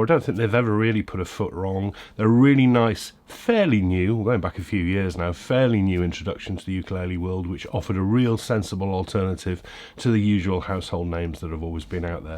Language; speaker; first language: English; native; English